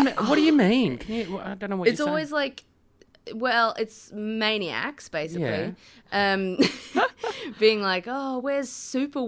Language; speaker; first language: English; native; English